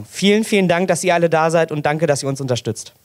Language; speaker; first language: German; native; German